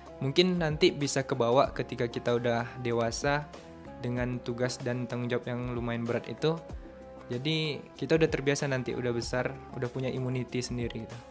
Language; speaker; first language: Indonesian; native; Indonesian